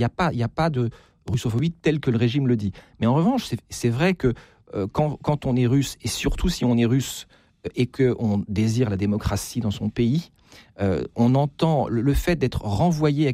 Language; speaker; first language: French; native; French